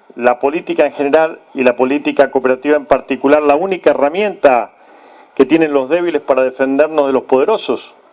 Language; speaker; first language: Spanish; native; Spanish